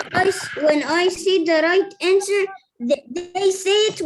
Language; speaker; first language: English; non-native, learner; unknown